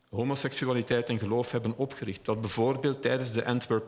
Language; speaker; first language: Dutch; native; Dutch